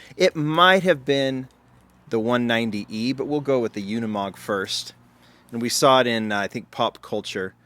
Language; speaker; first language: English; native; English